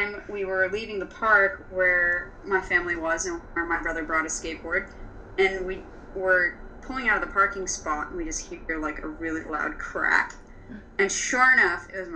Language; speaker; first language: English; early bilingual, other home language; Polish